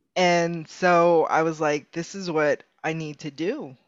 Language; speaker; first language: English; early bilingual, other home language; Spanish